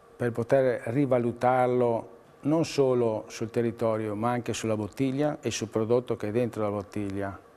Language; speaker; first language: Italian; native; Italian